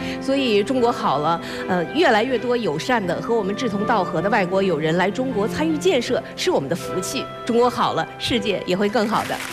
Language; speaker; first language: Chinese; native; Chinese